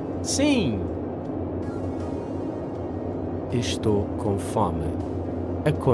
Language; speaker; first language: Portuguese; non-native, learner; English